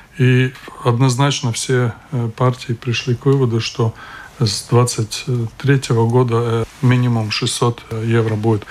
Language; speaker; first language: Russian; non-native, local second language; Latvian